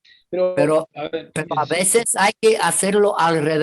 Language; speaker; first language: Spanish; non-native, fluent; Romanian